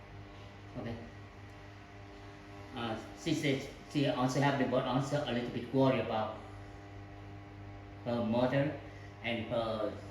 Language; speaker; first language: English; non-native, learner; Vietnamese